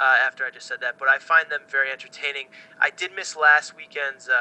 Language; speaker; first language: English; native; English